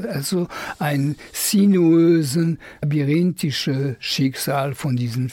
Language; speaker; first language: German; non-native, fluent; French